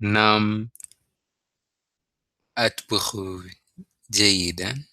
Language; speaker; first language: Arabic; non-native, learner; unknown